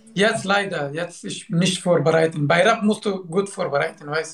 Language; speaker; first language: German; non-native, learner; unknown